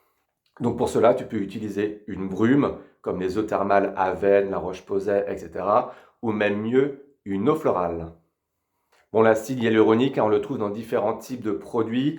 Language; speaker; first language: French; native; French